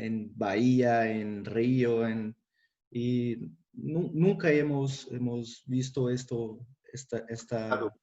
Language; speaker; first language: Spanish; non-native, fluent; Portuguese